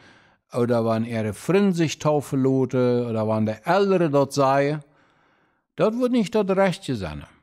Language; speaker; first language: German; non-native, local second language; Plautdietsch